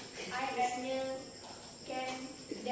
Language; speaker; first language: English; non-native, learner; Indonesian